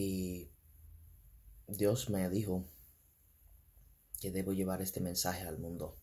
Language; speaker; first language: Spanish; non-native, fluent; English